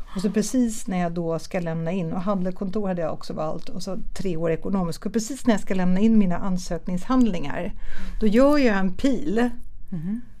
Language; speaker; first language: Swedish; early bilingual, other home language; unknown